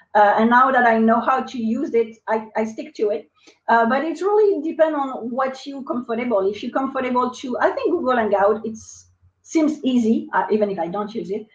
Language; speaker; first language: English; non-native, fluent; French